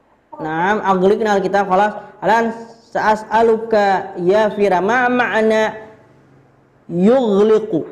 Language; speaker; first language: Arabic; non-native, fluent; Indonesian